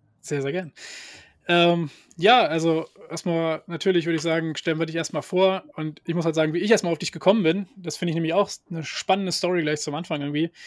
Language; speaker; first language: German; native; German